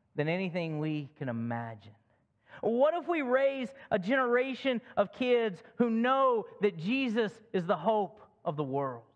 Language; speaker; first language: English; native; English